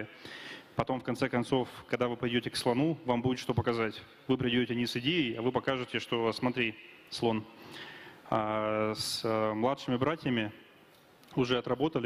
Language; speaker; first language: Russian; native; Russian